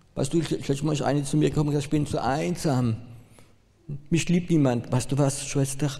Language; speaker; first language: German; non-native, fluent; French